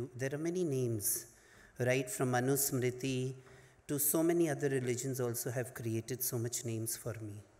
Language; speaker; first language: English; non-native, local second language; Hindi